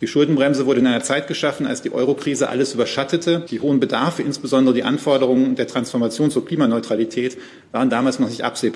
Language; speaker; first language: German; native; German